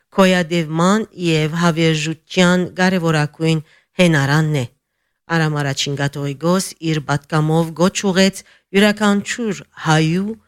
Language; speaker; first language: Armenian; early bilingual, heritage; Armenian